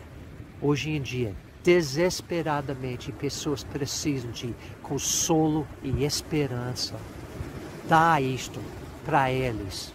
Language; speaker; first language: Portuguese; non-native, fluent; English